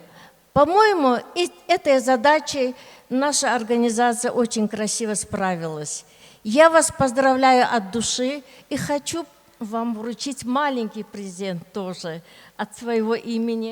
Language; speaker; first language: Russian; non-native, local second language; Lezghian